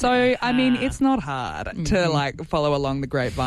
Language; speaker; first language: English; native; English